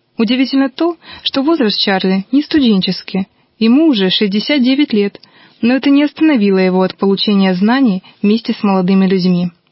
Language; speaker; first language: Russian; native; Russian